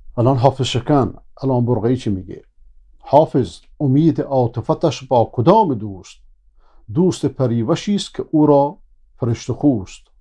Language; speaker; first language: Persian; native; Persian